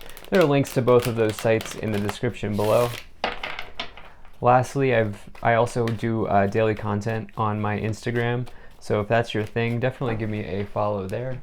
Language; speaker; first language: English; native; English